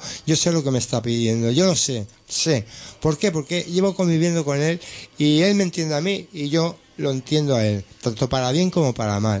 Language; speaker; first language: Spanish; native; Spanish